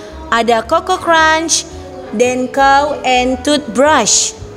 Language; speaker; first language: English; non-native, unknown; Indonesian